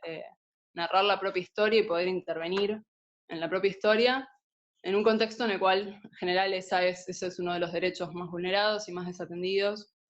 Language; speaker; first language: Spanish; native; Spanish